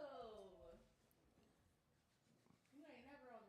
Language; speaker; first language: English; native; English